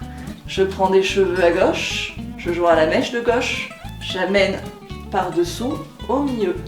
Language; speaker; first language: French; native; French